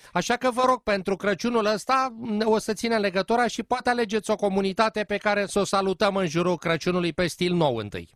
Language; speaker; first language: Romanian; native; Romanian